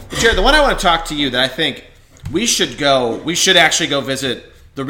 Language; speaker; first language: English; native; English